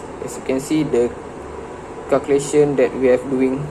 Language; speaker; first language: English; non-native, learner; Malay